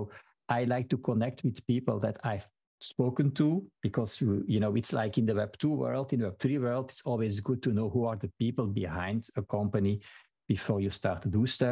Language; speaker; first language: English; non-native, fluent; Dutch